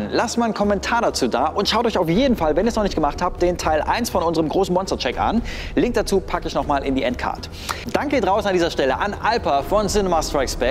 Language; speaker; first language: German; native; German